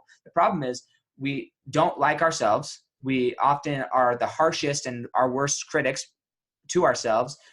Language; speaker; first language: English; native; English